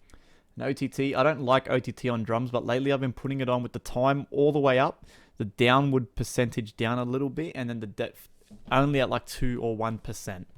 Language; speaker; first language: English; native; English